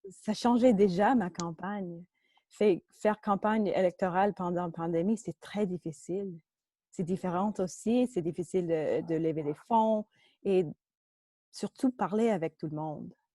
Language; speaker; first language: French; non-native, local second language; English